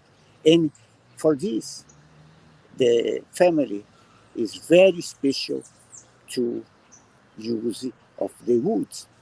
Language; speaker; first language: English; non-native, learner; Portuguese